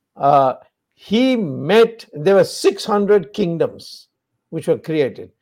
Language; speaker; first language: English; non-native, local second language; Tamil